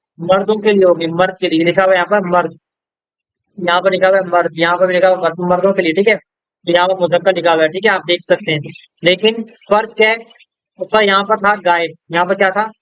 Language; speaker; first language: Urdu; native; Urdu